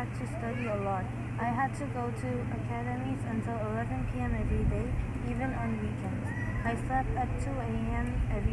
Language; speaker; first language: English; non-native, learner; Korean